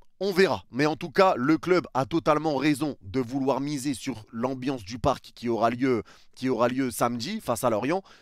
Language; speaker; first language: French; native; French